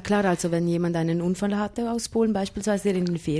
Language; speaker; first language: German; native; German